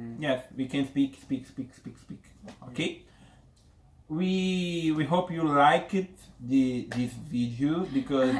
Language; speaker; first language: English; non-native, learner; Portuguese